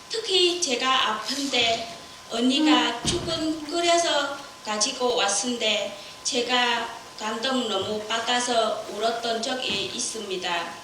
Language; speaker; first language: Korean; non-native, learner; Vietnamese